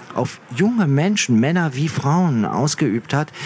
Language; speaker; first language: German; early bilingual, other home language; Arabic